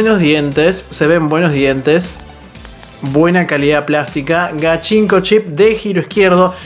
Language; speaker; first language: Spanish; native; Spanish